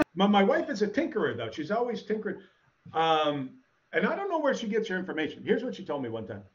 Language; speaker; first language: English; native; English